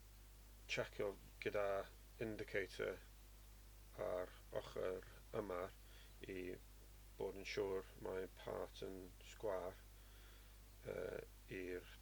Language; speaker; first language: Welsh; non-native, learner; English